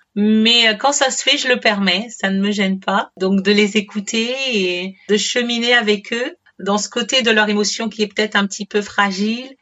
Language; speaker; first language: French; native; French